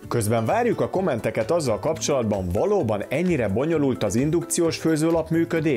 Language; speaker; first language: Hungarian; native; Hungarian